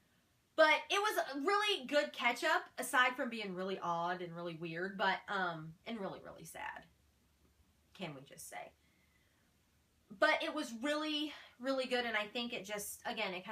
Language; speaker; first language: English; native; English